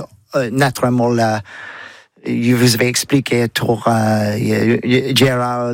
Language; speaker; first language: French; non-native, learner; English